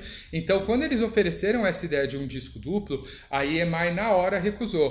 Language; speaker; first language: Portuguese; native; Portuguese